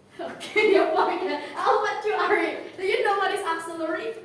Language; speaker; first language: English; non-native, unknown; Indonesian